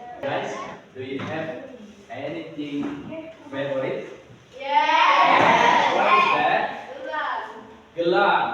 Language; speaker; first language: English; non-native, learner; Indonesian